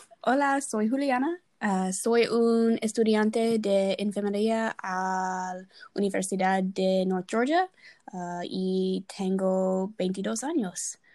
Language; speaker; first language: Spanish; non-native, learner; English